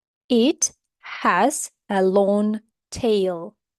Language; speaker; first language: English; non-native, fluent; Ukrainian